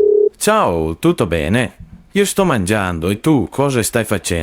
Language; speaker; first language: Italian; non-native, learner; Portuguese